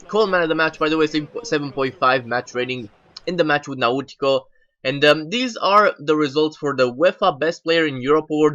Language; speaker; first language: English; native; English